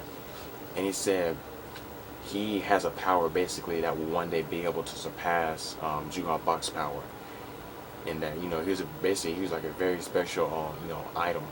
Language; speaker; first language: English; native; English